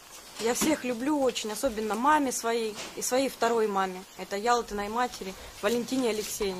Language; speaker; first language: Russian; native; Russian